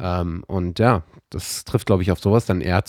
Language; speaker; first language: German; native; German